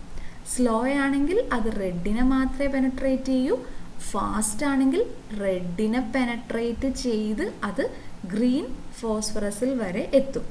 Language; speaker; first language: Malayalam; native; Malayalam